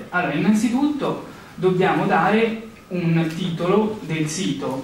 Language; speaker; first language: Italian; native; Italian